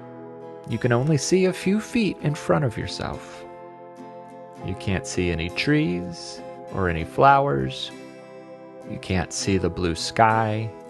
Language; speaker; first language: English; native; English